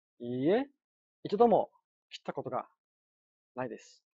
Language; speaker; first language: Japanese; non-native, fluent; Chinese